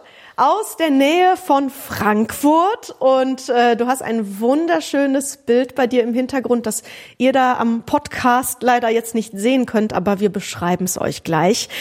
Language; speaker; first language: German; native; German